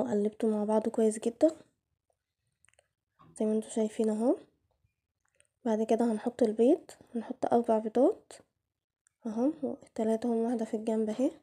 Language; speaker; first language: Arabic; native; Arabic